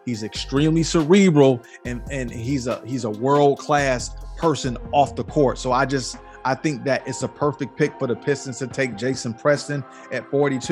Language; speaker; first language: English; native; English